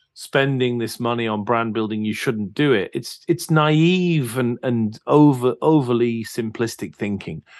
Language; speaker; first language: English; native; English